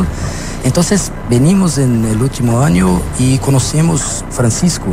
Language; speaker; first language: Spanish; non-native, learner; Portuguese